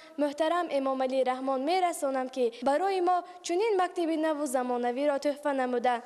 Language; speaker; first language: Tajik; native; Tajik